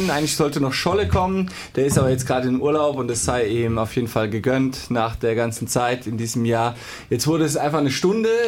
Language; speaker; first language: German; native; German